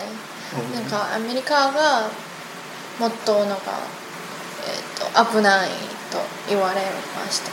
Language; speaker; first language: Japanese; non-native, learner; Chinese